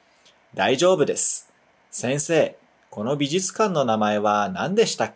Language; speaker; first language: Japanese; non-native, fluent; Portuguese